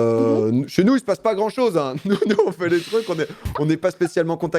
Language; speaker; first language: French; native; French